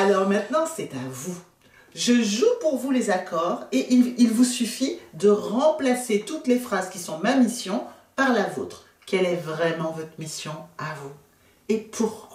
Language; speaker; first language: French; native; French